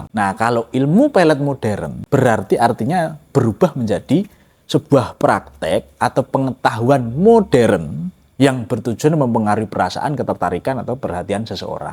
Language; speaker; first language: Indonesian; native; Indonesian